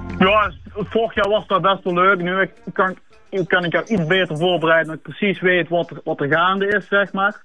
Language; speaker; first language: Dutch; native; Dutch